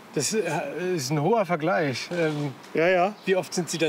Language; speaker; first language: German; native; German